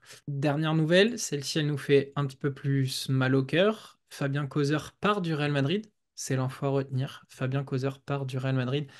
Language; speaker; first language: French; native; French